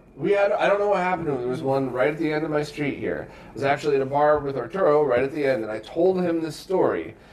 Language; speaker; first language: English; native; English